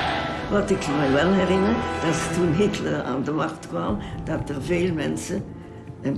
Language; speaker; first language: Dutch; early bilingual, other home language; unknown